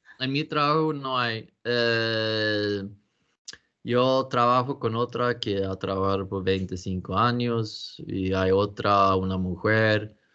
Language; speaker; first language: Spanish; non-native, fluent; Swedish